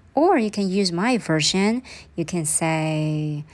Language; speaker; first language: English; non-native, fluent; Chinese